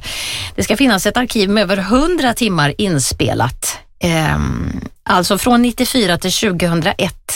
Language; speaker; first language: Swedish; native; Swedish